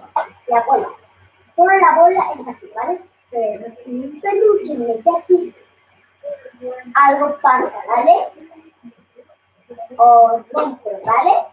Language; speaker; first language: Spanish; early bilingual, other home language; Filipino